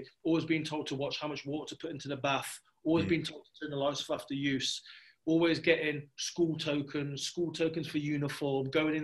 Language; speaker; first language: English; native; English